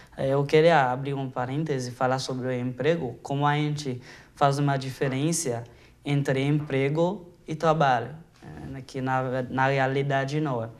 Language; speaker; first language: Portuguese; non-native, fluent; Haitian Creole